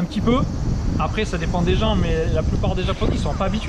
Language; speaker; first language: French; native; French